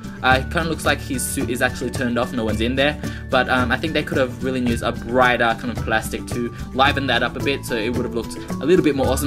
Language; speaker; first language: English; native; English